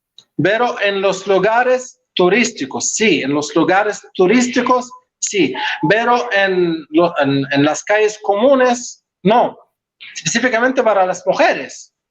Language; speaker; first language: Spanish; non-native, local second language; Arabic